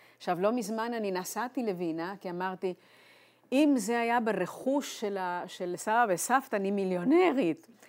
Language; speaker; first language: Hebrew; non-native, fluent; Spanish